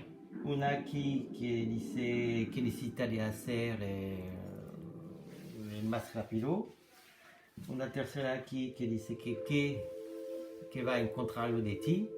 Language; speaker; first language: Spanish; non-native, learner; French